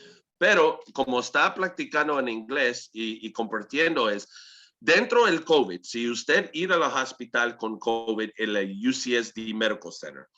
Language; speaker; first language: Spanish; early bilingual, heritage; English